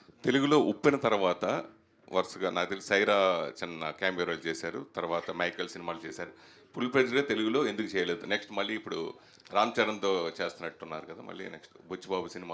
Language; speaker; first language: Telugu; native; Telugu